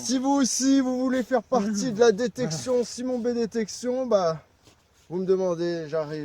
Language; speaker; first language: French; native; French